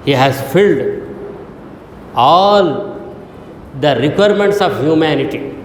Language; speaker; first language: English; non-native, local second language; Urdu